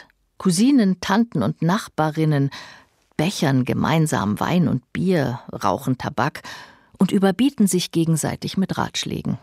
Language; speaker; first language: German; native; German